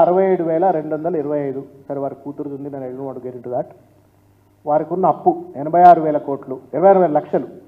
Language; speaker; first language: Telugu; native; Telugu